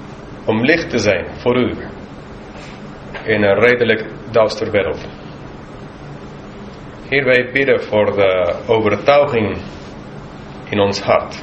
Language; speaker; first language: Dutch; non-native, fluent; English